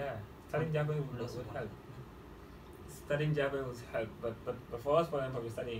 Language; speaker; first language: English; non-native, fluent; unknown